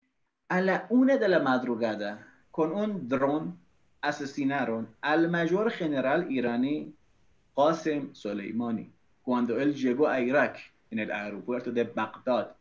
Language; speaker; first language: Spanish; non-native, fluent; Persian